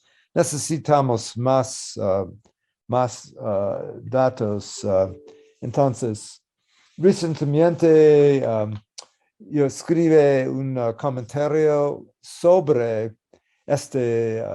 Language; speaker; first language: Spanish; non-native, learner; English